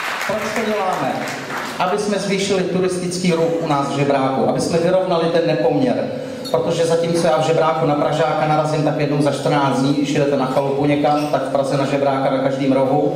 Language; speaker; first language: Czech; native; Czech